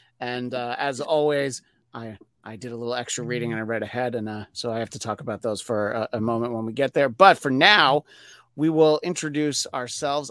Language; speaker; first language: English; native; English